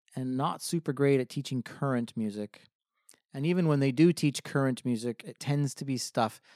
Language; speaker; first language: English; native; English